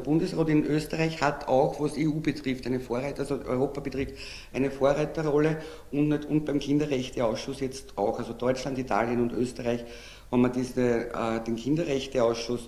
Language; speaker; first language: German; native; German